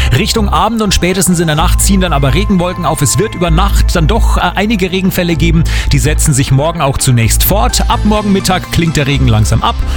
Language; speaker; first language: German; native; German